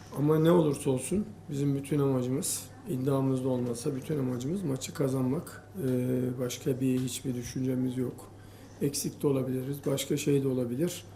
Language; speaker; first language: Turkish; native; Turkish